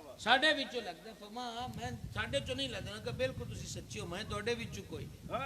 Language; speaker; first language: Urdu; non-native, local second language; Punjabi